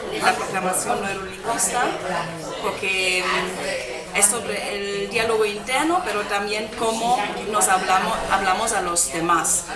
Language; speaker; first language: Spanish; non-native, fluent; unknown